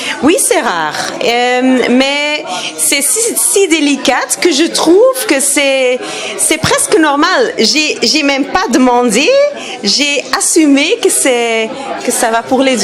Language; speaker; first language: French; non-native, fluent; English